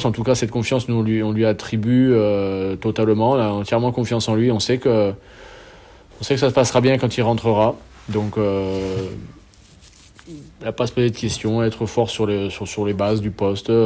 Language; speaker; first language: French; native; French